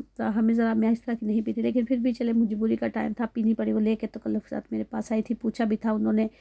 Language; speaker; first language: Urdu; non-native, local second language; Punjabi